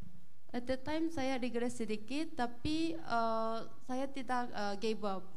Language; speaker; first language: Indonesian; non-native, learner; Korean